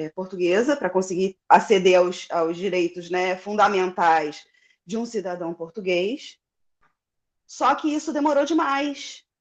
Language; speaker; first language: Portuguese; native; Portuguese